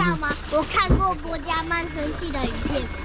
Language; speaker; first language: Chinese; early bilingual, heritage; Chinese